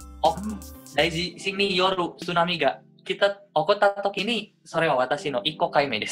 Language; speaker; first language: Japanese; non-native, fluent; Indonesian